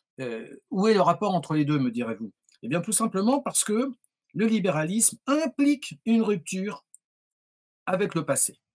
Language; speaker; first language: French; native; French